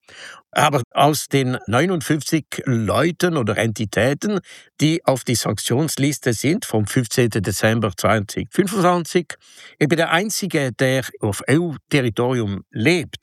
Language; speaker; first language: German; non-native, local second language; French